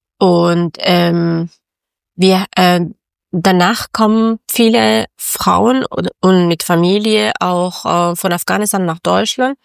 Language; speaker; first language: German; non-native, learner; Persian